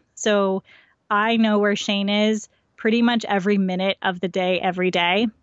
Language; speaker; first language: English; native; English